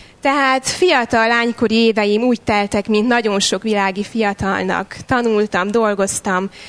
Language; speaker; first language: Hungarian; native; Hungarian